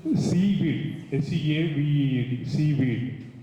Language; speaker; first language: English; non-native, local second language; Telugu